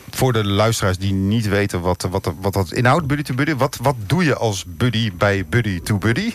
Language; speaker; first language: Dutch; native; Dutch